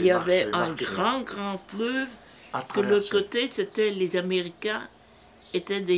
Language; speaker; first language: French; native; French